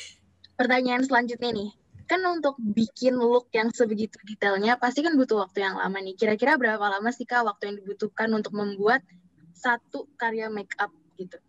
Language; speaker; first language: Indonesian; native; Indonesian